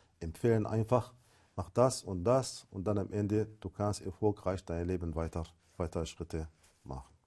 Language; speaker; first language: German; non-native, fluent; Arabic